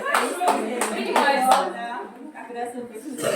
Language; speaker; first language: Russian; non-native, fluent; Korean